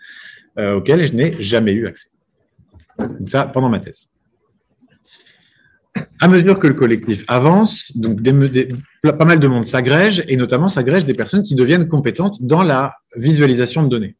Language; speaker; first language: French; native; French